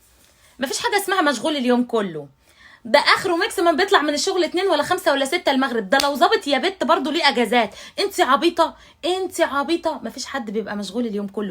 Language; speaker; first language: Arabic; native; Arabic